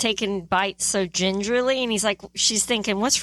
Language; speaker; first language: English; native; English